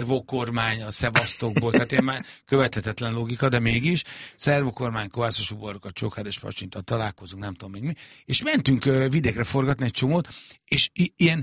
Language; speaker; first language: Hungarian; native; Hungarian